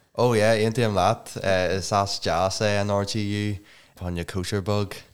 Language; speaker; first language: Irish; non-native, local second language; English